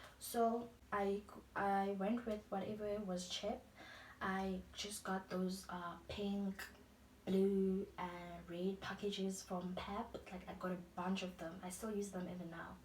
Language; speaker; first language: English; non-native, local second language; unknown